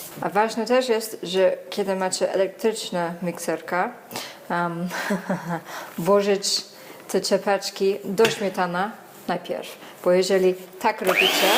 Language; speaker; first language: Polish; non-native, learner; English